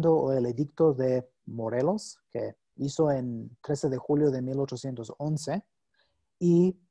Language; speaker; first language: Spanish; non-native, fluent; English